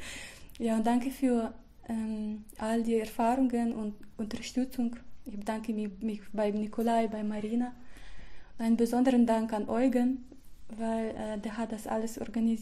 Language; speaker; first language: German; non-native, fluent; Russian